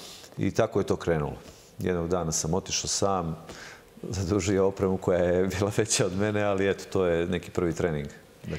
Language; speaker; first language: Serbian; native; Serbian